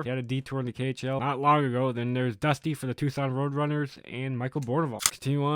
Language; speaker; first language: English; native; English